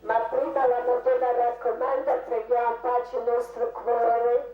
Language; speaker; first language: Italian; non-native, learner; Croatian